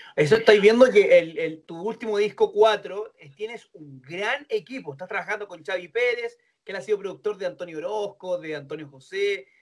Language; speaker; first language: Spanish; native; Spanish